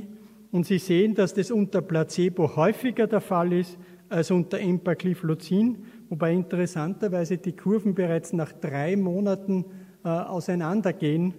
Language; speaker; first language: German; native; German